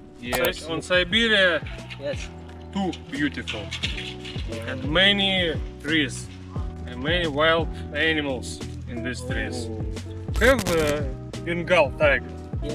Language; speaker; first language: English; non-native, learner; Russian